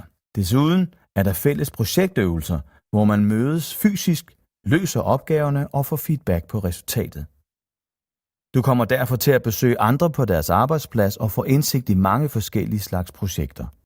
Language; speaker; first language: Danish; native; Danish